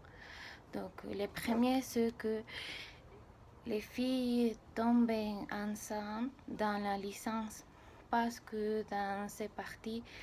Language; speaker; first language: French; non-native, learner; Spanish